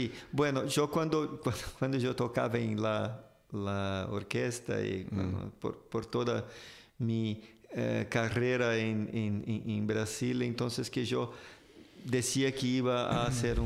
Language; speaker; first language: Spanish; non-native, fluent; Portuguese